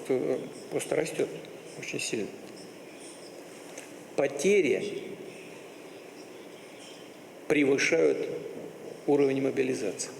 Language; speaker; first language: Russian; native; Russian